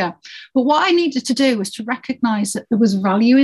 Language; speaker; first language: English; native; English